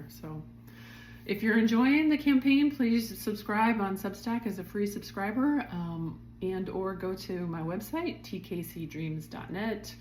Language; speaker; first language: English; native; English